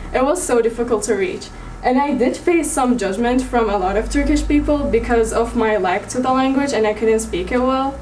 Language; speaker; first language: English; early bilingual, other home language; Arabic